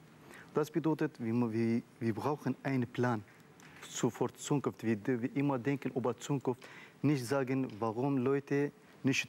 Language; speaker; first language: German; non-native, learner; Arabic